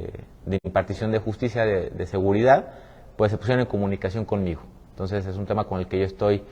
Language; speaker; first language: Spanish; native; Spanish